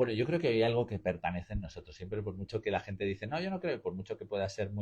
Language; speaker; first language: Spanish; native; Spanish